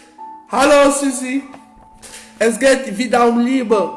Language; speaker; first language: German; non-native, fluent; French